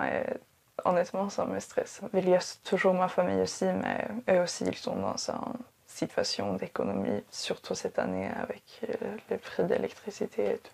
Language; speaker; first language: French; non-native, fluent; Swedish